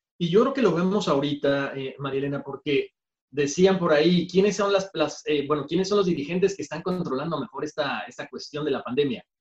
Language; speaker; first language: Spanish; native; Spanish